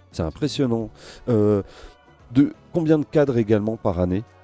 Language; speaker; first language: French; native; French